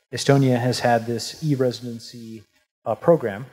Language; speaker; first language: English; native; English